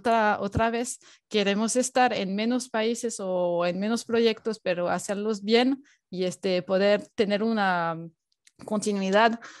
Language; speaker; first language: Spanish; non-native, fluent; French